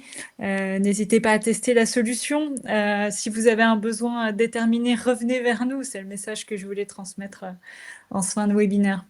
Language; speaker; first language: French; native; French